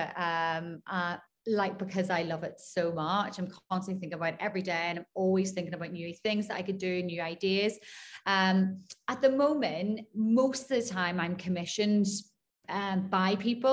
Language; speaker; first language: English; native; English